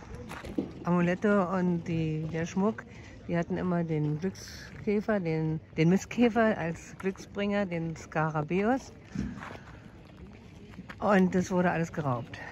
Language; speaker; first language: German; native; German